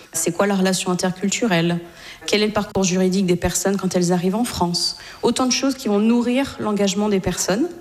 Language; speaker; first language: French; native; French